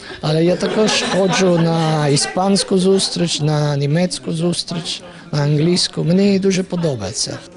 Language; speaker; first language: Ukrainian; non-native, fluent; Italian